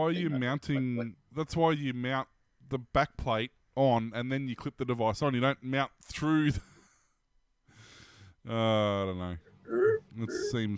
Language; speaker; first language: English; native; English